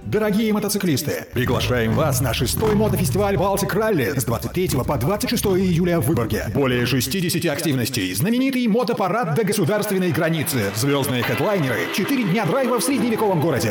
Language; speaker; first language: Russian; native; Russian